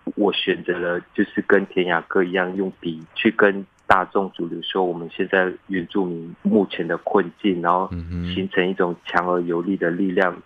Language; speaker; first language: Chinese; non-native, local second language; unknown